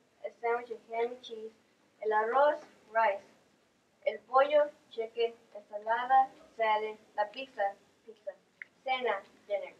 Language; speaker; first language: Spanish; non-native, learner; English